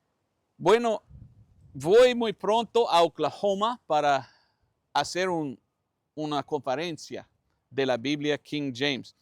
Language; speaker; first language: Spanish; non-native, fluent; English